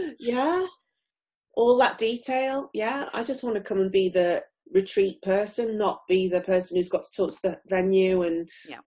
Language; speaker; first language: English; native; English